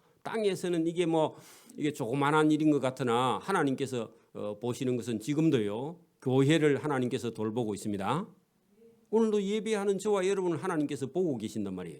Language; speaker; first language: Korean; native; Korean